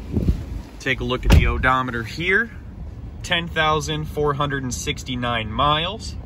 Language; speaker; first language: English; native; English